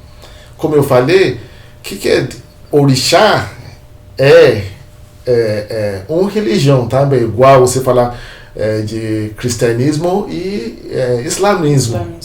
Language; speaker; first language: Portuguese; non-native, fluent; Yoruba